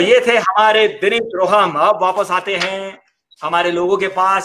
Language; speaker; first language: Hindi; native; Hindi